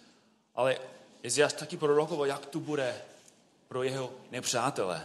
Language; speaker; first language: Czech; non-native, fluent; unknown